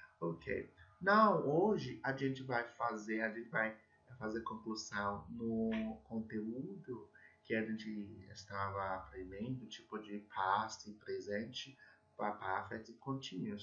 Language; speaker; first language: Portuguese; non-native, fluent; English